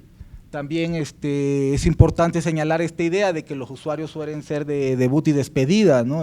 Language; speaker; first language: Spanish; native; Spanish